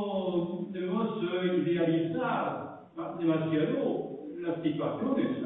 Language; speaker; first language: Spanish; non-native, fluent; French